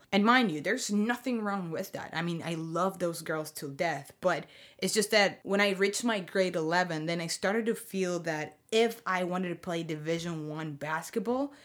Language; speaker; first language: English; non-native, fluent; Spanish